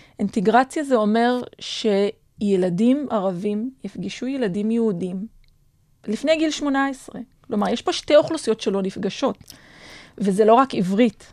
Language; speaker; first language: Hebrew; non-native, local second language; Adyghe